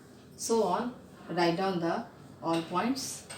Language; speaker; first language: English; non-native, local second language; Hindi